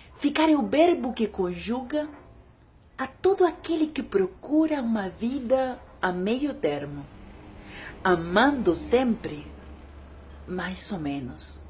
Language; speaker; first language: Portuguese; non-native, fluent; Spanish